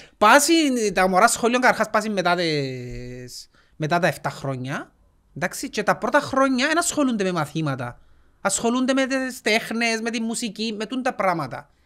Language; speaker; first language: Greek; native; Greek